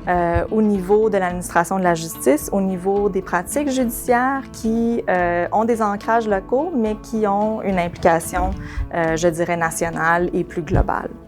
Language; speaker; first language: French; native; French